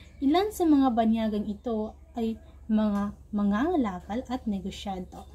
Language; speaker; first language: Filipino; non-native, local second language; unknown